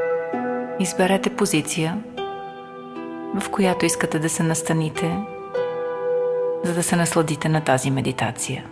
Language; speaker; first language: Bulgarian; native; Bulgarian